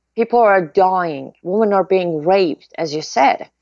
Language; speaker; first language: English; non-native, fluent; Persian